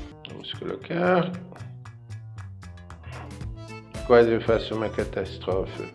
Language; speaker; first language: Portuguese; non-native, fluent; French